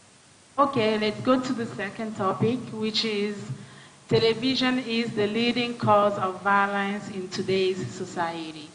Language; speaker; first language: English; non-native, fluent; French